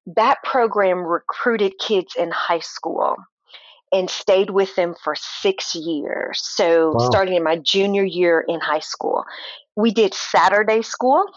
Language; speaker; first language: English; native; English